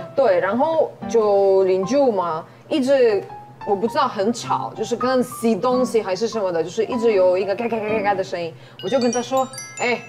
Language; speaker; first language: Chinese; non-native, fluent; Ukrainian